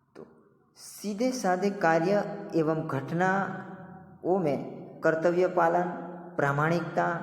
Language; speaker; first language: Hindi; non-native, local second language; Gujarati